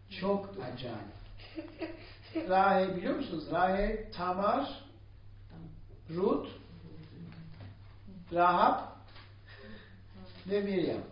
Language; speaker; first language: Turkish; non-native, fluent; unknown